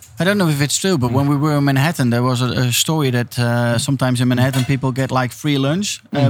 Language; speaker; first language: English; non-native, fluent; Dutch